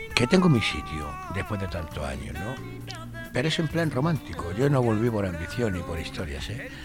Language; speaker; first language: Spanish; native; Spanish